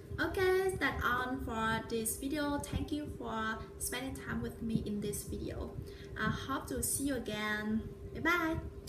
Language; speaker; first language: English; non-native, learner; Vietnamese